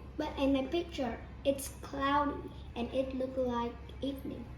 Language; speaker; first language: English; non-native, learner; Vietnamese